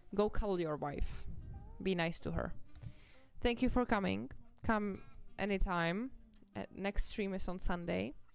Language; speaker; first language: English; non-native, fluent; Czech